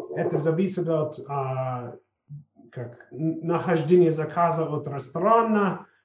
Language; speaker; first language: Russian; non-native, fluent; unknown